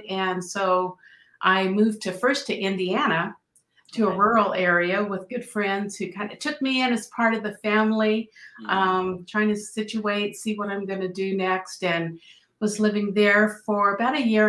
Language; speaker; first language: English; native; English